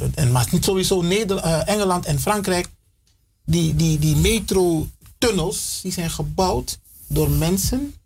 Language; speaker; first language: Dutch; non-native, local second language; Sranan Tongo